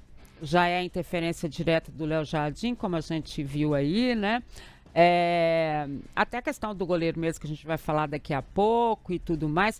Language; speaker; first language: Portuguese; native; Portuguese